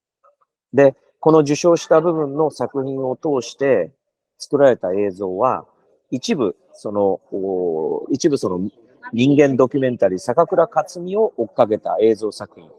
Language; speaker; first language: Japanese; native; Japanese